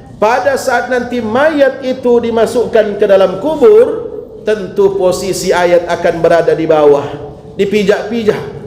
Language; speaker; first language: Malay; native; Malay